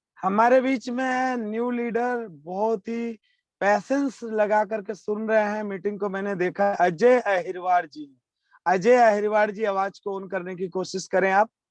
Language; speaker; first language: Hindi; native; Hindi